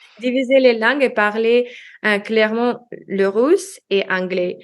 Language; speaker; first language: French; non-native, learner; Russian